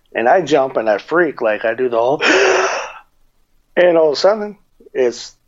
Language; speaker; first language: English; native; English